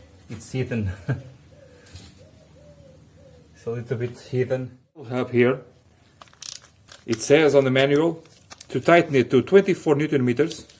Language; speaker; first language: English; non-native, fluent; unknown